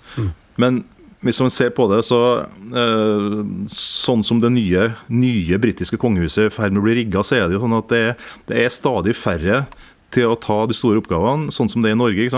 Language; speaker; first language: Norwegian; native; Norwegian